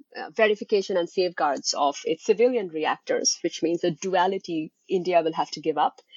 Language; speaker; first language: English; non-native, local second language; Bangla